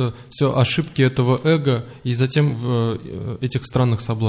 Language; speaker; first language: Russian; native; Russian